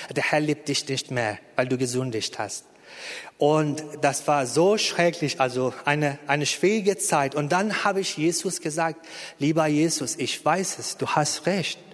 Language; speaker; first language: German; non-native, fluent; Persian